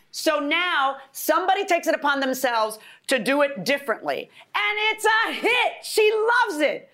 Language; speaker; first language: English; early bilingual, other home language; Spanish